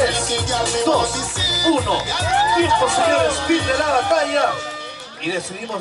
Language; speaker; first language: Spanish; native; Spanish